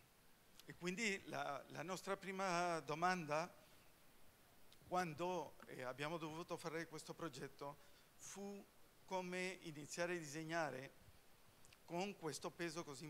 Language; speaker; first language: Italian; non-native, fluent; Spanish